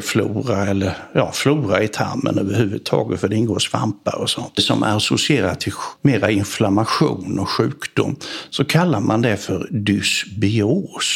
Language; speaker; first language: Swedish; native; Swedish